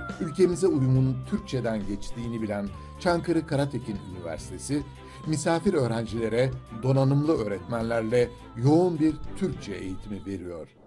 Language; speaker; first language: Turkish; native; Turkish